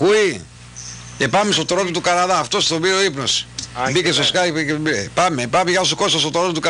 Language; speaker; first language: Greek; native; Greek